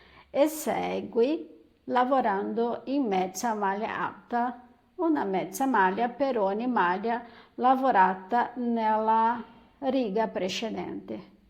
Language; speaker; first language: Italian; non-native, fluent; Portuguese